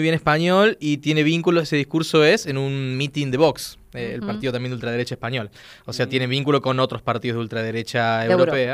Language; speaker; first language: Spanish; native; Spanish